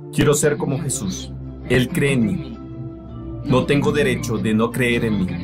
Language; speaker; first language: Spanish; non-native, fluent; German